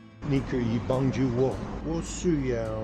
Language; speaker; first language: Chinese; non-native, learner; English